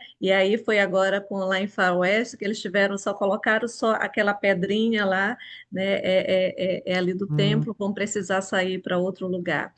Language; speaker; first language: Portuguese; native; Portuguese